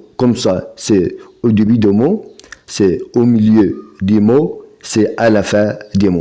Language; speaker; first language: French; non-native, fluent; Arabic